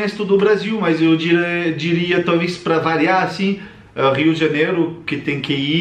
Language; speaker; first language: Portuguese; non-native, fluent; French